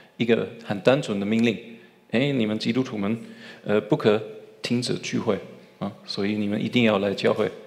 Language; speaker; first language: Chinese; non-native, fluent; German